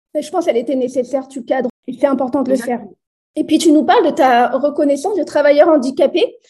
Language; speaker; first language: French; native; French